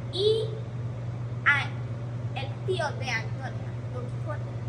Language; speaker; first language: Spanish; non-native, learner; English